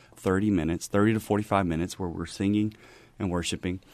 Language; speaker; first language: English; native; English